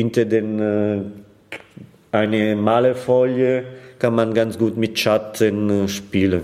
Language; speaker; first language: German; non-native, fluent; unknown